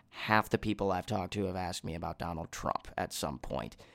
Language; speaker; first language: English; native; English